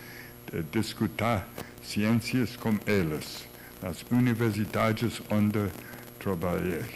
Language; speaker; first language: Portuguese; non-native, learner; English